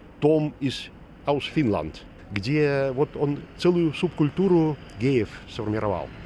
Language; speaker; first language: Russian; native; Russian